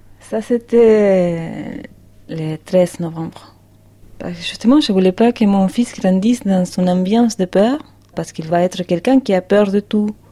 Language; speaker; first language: French; non-native, fluent; Spanish